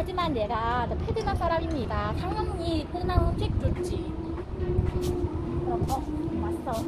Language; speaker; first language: Korean; non-native, learner; Vietnamese